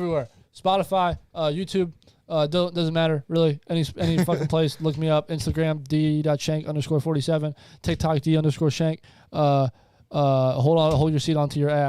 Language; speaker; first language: English; native; English